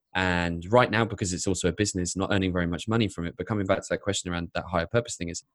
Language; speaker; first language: English; native; English